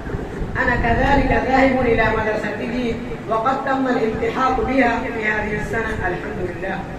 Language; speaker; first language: Arabic; non-native, learner; Urdu